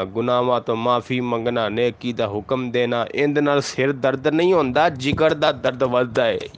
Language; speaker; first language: Urdu; non-native, local second language; Punjabi